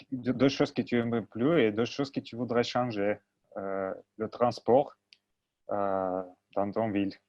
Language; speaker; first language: French; non-native, learner; Russian